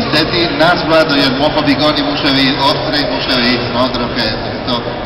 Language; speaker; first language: Polish; non-native, learner; Spanish